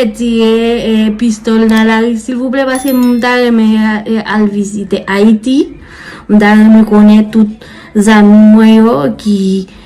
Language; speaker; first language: Haitian Creole; non-native, learner; Spanish